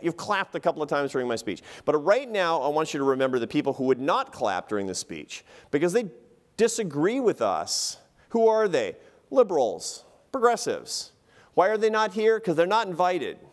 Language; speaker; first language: English; native; English